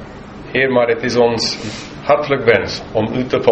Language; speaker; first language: Dutch; non-native, fluent; English